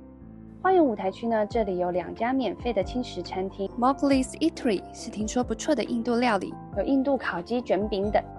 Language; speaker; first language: Chinese; native; Chinese